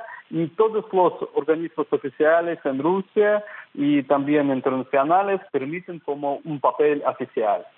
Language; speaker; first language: Spanish; non-native, fluent; Russian